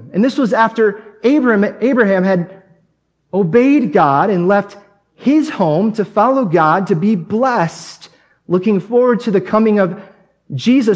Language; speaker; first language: English; native; English